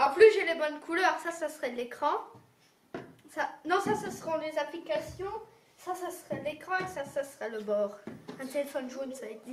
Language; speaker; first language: French; native; French